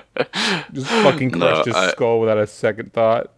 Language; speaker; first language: English; native; English